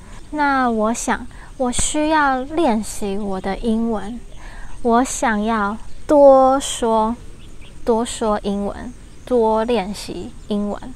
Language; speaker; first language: Chinese; non-native, learner; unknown